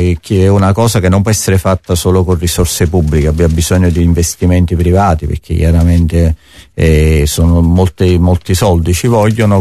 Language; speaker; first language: Italian; native; Italian